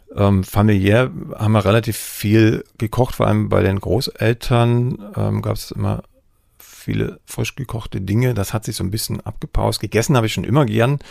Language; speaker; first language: German; native; German